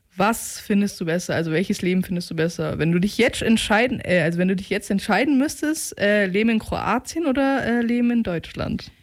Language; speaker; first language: German; native; German